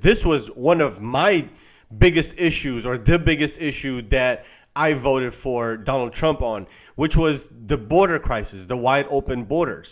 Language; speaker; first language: English; native; English